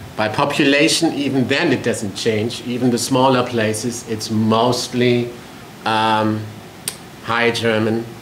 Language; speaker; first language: English; non-native, fluent; German